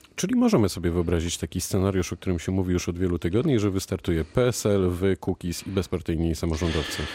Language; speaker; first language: Polish; native; Polish